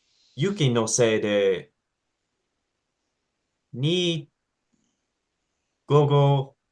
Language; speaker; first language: Japanese; non-native, learner; English